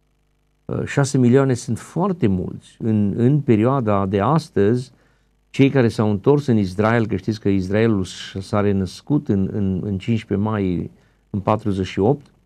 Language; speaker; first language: Romanian; native; Romanian